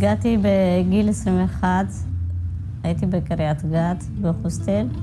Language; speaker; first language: Hebrew; non-native, fluent; Amharic